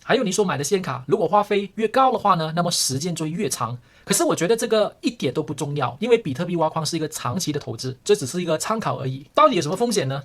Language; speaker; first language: Chinese; early bilingual, heritage; Chinese